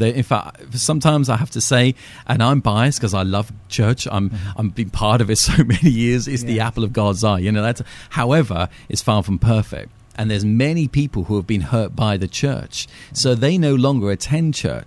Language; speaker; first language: English; native; English